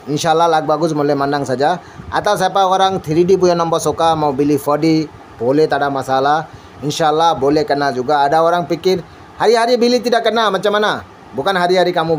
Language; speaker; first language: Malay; non-native, learner; Bangla